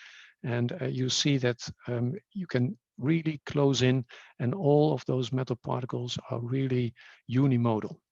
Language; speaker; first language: English; non-native, fluent; Dutch